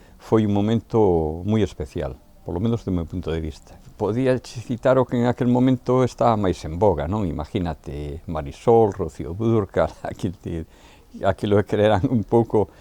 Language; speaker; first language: Galician; native; Galician